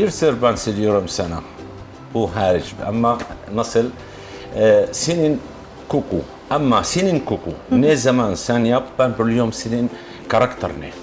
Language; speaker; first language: Turkish; non-native, learner; Arabic